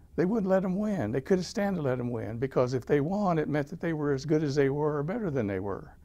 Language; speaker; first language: English; native; English